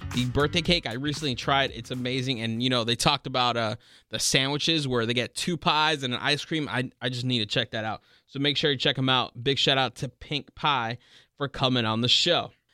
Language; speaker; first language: English; native; English